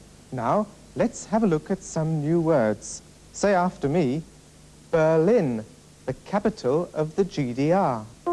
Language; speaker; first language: English; non-native, fluent; German